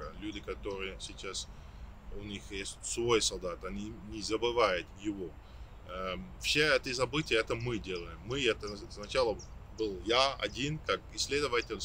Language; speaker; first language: Russian; non-native, fluent; Dutch